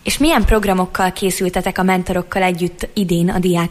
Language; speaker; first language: Hungarian; native; Hungarian